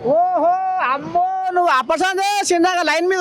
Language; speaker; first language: Telugu; native; Telugu